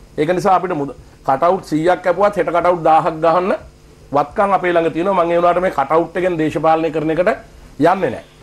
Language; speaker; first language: Sinhala; native; Sinhala